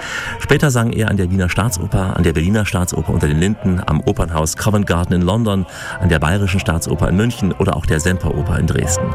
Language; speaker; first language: German; native; German